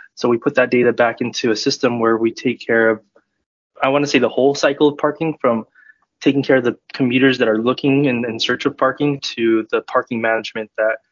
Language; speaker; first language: English; native; English